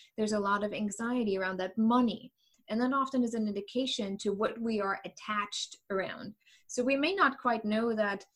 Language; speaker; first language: English; non-native, fluent; German